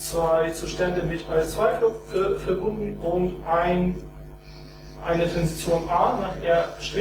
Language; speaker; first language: German; non-native, fluent; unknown